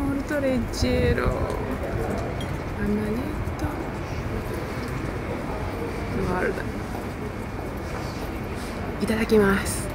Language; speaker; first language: Italian; non-native, learner; Japanese